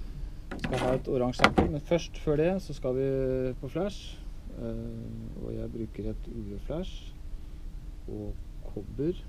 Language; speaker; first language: Norwegian; native; Norwegian